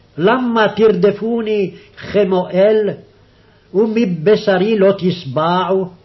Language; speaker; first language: Hebrew; native; Hebrew